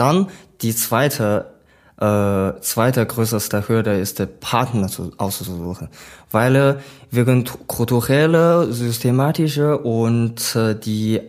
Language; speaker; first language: German; non-native, learner; Chinese